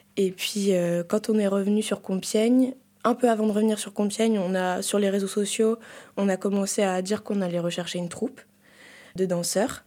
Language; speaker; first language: French; native; French